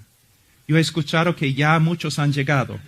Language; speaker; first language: Spanish; non-native, fluent; English